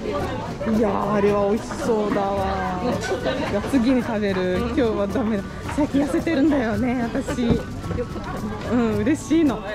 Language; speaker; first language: Japanese; non-native, fluent; Portuguese